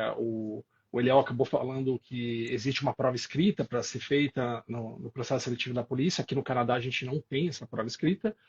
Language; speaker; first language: Portuguese; native; Portuguese